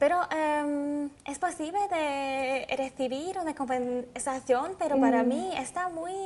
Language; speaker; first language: Spanish; non-native, learner; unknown